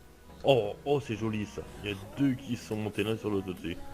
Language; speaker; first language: French; native; French